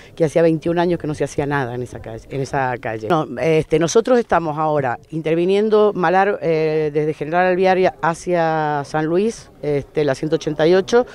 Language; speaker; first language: Spanish; native; Spanish